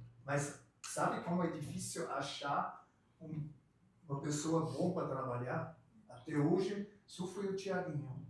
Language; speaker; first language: Portuguese; non-native, fluent; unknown